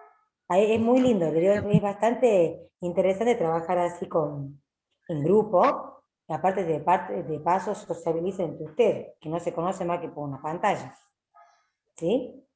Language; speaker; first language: Spanish; native; Spanish